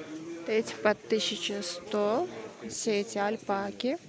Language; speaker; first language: Russian; non-native, local second language; Kyrgyz